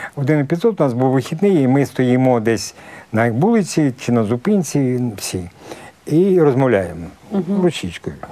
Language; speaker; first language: Ukrainian; native; Ukrainian